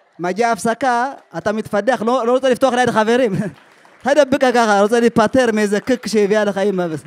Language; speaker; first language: Hebrew; early bilingual, other home language; Amharic